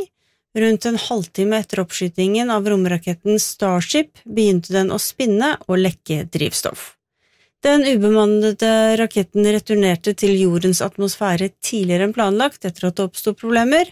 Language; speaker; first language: Norwegian; native; Norwegian